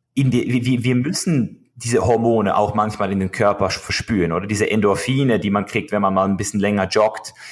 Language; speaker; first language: German; native; German